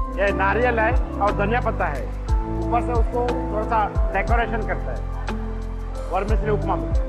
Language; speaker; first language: Hindi; non-native, local second language; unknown